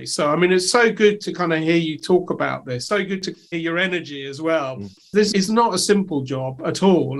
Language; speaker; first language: English; native; English